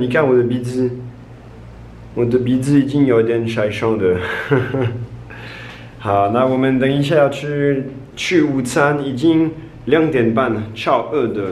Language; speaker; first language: Chinese; non-native, fluent; French